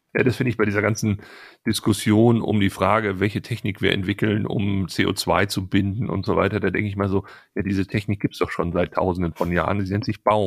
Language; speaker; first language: German; native; German